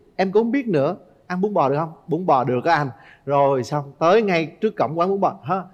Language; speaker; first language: Vietnamese; native; Vietnamese